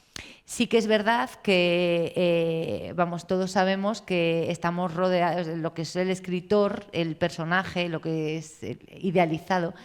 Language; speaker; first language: Spanish; native; Spanish